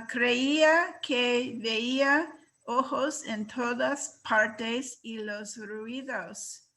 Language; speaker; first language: Spanish; non-native, learner; English